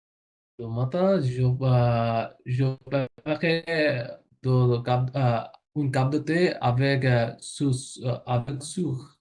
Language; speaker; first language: French; non-native, learner; Bangla